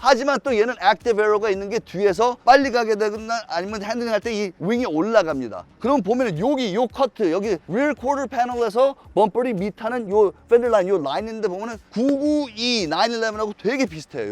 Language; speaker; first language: Korean; early bilingual, heritage; Korean